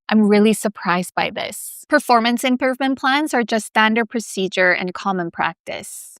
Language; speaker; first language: English; non-native, fluent; Korean